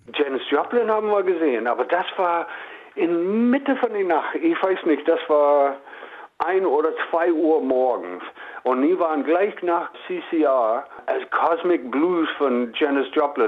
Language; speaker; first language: German; non-native, fluent; English